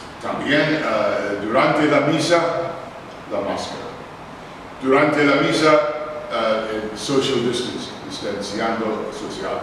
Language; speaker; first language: Spanish; non-native, learner; English